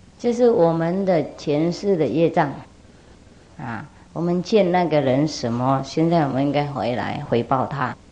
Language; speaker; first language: Chinese; non-native, fluent; Vietnamese